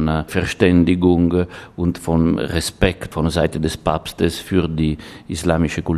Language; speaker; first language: German; non-native, fluent; Italian